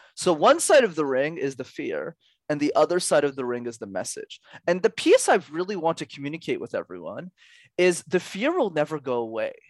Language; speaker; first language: English; native; English